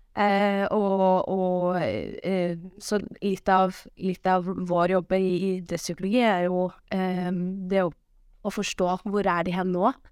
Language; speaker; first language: Norwegian; native; Norwegian